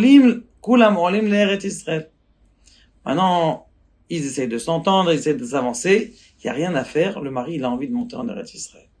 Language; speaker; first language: French; native; French